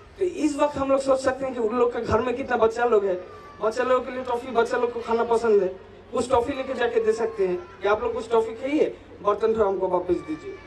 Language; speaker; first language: Hindi; non-native, local second language; Bangla